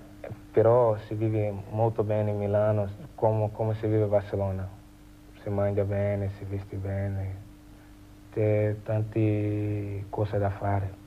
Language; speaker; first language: Italian; non-native, learner; Portuguese